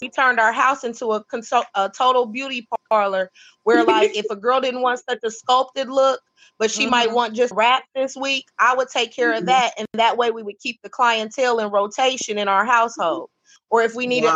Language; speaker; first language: English; native; English